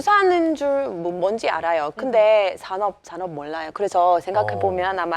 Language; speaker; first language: Korean; non-native, fluent; English